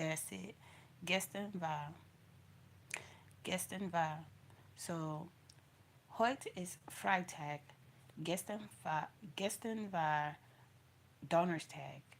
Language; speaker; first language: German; non-native, learner; English